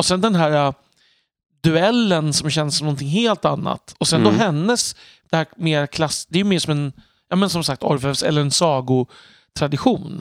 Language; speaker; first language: Swedish; native; Swedish